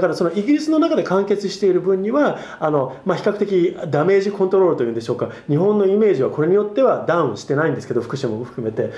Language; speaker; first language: Japanese; non-native, fluent; English